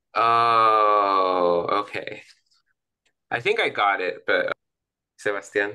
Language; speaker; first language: English; early bilingual, other home language; Spanish